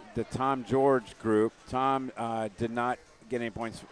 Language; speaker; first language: English; native; English